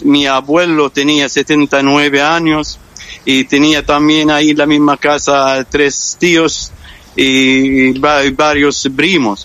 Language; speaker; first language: Spanish; non-native, fluent; Arabic